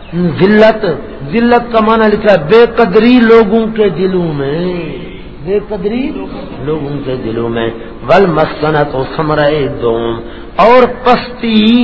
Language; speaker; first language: Urdu; non-native, local second language; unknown